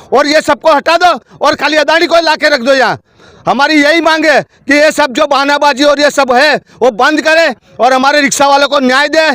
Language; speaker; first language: Hindi; non-native, local second language; Gujarati